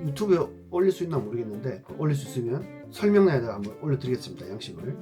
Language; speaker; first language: Korean; native; Korean